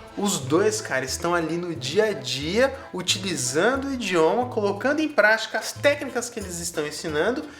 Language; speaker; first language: Portuguese; native; Portuguese